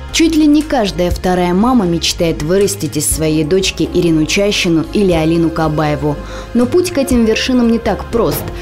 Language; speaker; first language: Russian; native; Russian